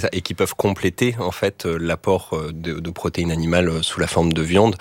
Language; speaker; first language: French; native; French